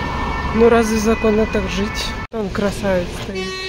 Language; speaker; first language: Russian; native; Russian